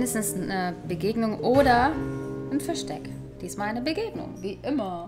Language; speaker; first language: German; native; German